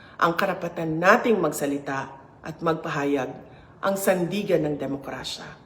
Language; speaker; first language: Filipino; native; Filipino